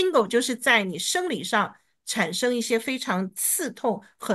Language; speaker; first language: Chinese; native; Chinese